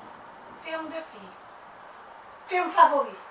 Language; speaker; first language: French; non-native, local second language; Haitian Creole